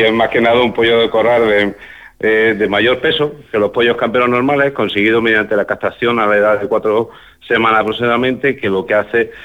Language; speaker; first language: Spanish; native; Spanish